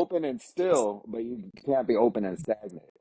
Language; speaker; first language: English; native; English